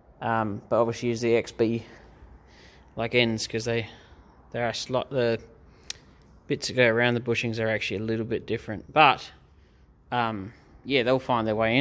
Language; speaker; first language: English; native; English